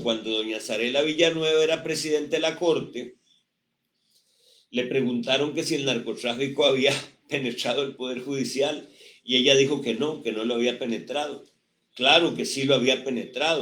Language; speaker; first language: Spanish; native; Spanish